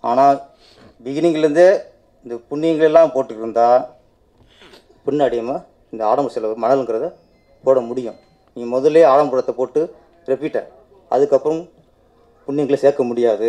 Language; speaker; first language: Tamil; native; Tamil